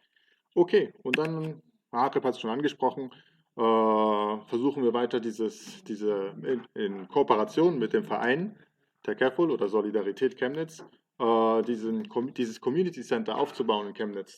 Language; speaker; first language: German; early bilingual, other home language; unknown